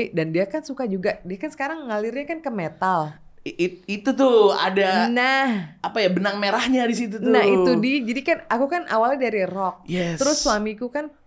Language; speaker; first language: Indonesian; native; Indonesian